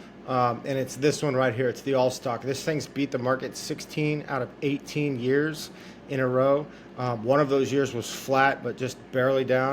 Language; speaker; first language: English; native; English